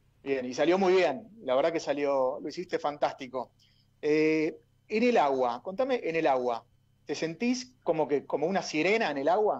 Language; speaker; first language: Spanish; native; Spanish